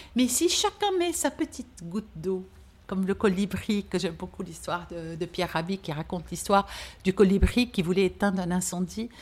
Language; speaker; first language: French; native; French